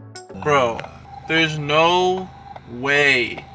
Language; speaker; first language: English; native; English